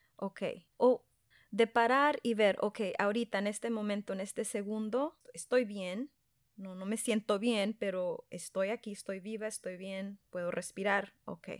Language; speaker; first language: Spanish; early bilingual, heritage; Spanish